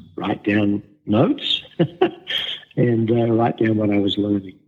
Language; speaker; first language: English; native; English